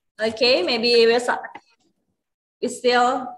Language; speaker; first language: English; non-native, learner; Indonesian